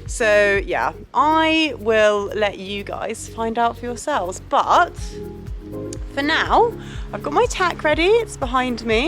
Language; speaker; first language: English; native; English